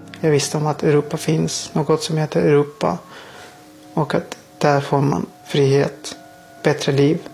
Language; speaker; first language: Swedish; non-native, fluent; Persian